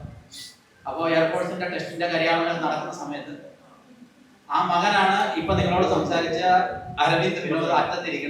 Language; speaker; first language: Malayalam; native; Malayalam